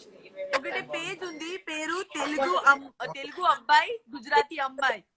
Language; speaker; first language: Telugu; non-native, local second language; Gujarati